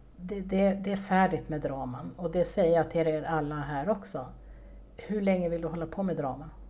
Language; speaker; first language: Swedish; native; Swedish